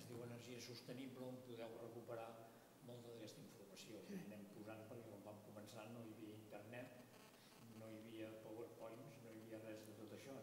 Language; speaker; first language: Catalan; native; Catalan